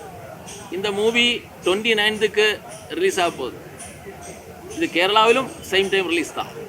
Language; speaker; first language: Tamil; non-native, learner; Malayalam